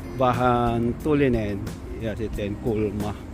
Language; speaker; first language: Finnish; non-native, learner; Filipino